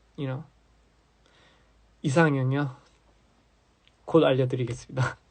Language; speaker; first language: Korean; early bilingual, heritage; English